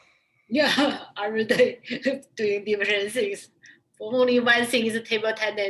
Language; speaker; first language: English; non-native, learner; Chinese